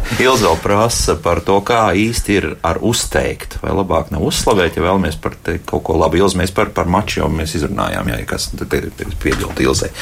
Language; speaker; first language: Latvian; native; Latvian